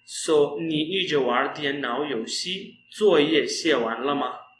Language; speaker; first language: Chinese; non-native, fluent; Urdu